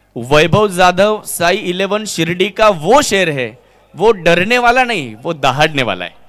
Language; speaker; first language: Hindi; non-native, local second language; Marathi